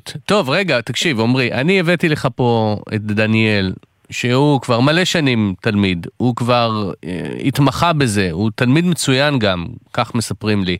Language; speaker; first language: Hebrew; native; Hebrew